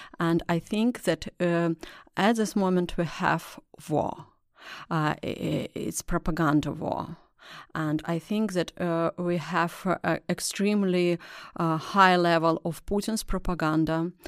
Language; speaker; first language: English; non-native, learner; Russian